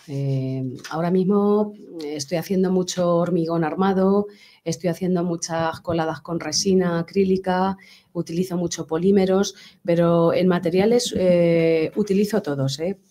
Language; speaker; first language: Spanish; native; Spanish